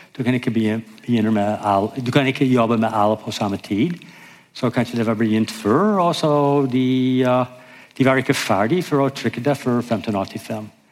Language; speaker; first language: Norwegian; non-native, fluent; English